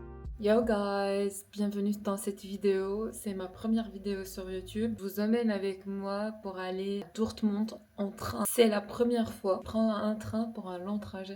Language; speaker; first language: French; non-native, fluent; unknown